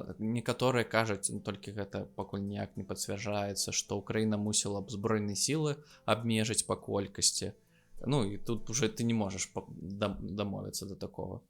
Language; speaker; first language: Belarusian; non-native, local second language; Russian